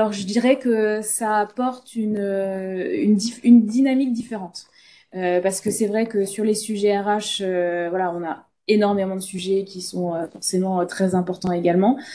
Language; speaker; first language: French; native; French